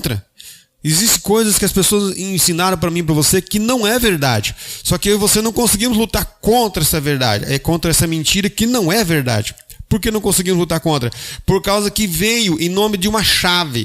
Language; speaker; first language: Portuguese; native; Portuguese